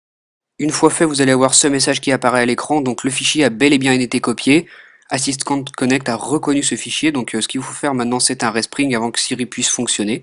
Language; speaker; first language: French; native; French